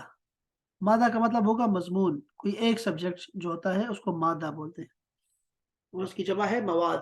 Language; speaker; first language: Urdu; native; Urdu